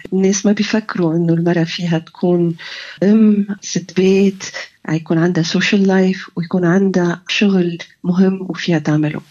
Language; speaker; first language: Arabic; early bilingual, heritage; Arabic